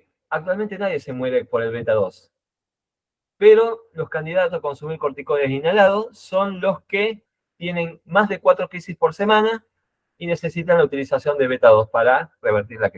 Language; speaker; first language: Spanish; native; Spanish